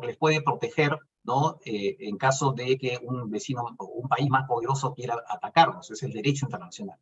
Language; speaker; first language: Spanish; native; Spanish